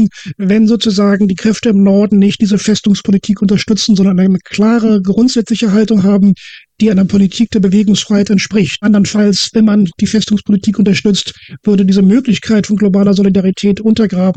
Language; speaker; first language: German; native; German